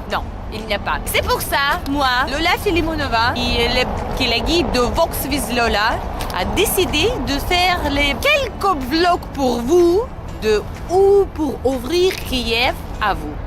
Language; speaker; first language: French; non-native, learner; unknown